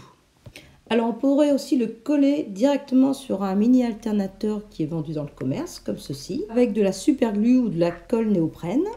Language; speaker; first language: French; native; French